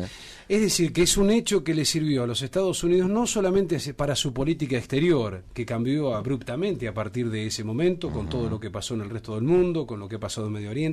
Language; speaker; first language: Spanish; native; Spanish